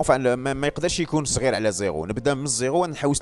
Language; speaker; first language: Arabic; native; Arabic